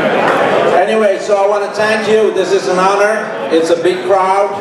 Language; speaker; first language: English; native; English